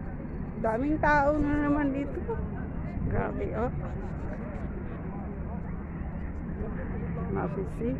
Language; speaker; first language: Arabic; non-native, learner; Filipino